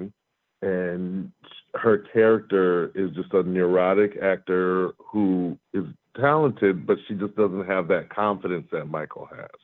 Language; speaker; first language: English; native; English